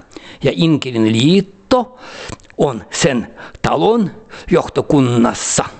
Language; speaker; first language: Finnish; early bilingual, heritage; Finnish